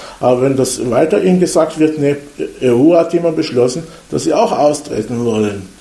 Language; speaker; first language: German; non-native, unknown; Hebrew